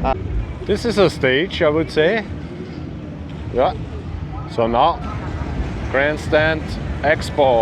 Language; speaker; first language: English; non-native, fluent; German